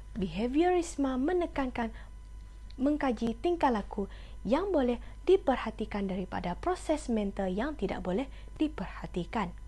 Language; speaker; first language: Malay; non-native, local second language; Iban